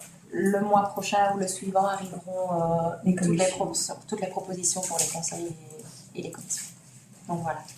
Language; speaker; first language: French; native; French